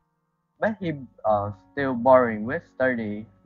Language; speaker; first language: English; non-native, learner; Vietnamese